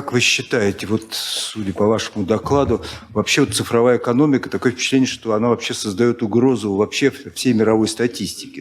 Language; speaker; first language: Russian; native; Russian